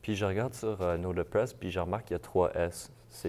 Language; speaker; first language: French; native; French